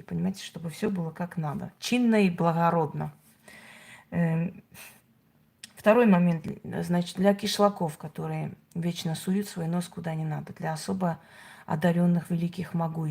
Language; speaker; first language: Russian; native; Russian